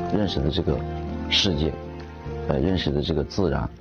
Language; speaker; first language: Chinese; native; Chinese